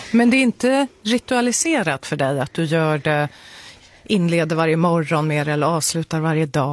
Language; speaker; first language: Swedish; native; Swedish